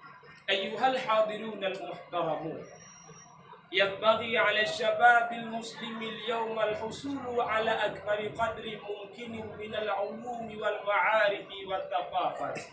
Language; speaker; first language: Arabic; non-native, learner; Achinese